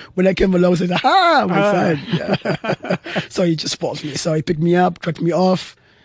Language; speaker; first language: English; non-native, local second language; Xhosa